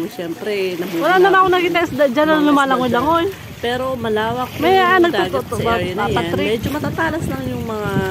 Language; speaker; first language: Filipino; non-native, local second language; Bikol